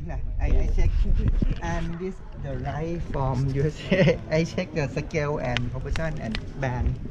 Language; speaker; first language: English; non-native, learner; Thai